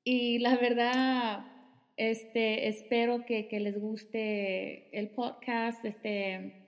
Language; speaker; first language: Spanish; early bilingual, heritage; Spanish